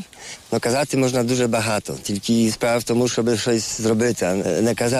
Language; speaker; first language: Ukrainian; non-native, fluent; Polish